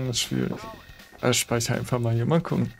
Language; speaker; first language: German; native; German